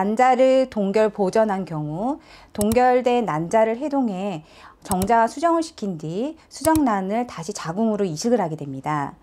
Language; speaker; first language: Korean; native; Korean